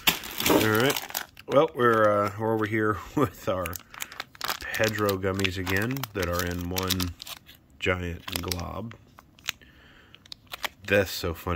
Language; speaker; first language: English; native; English